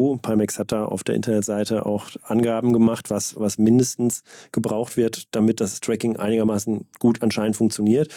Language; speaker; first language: German; native; German